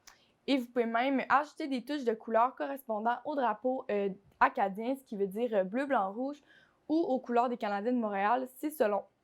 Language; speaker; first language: French; native; French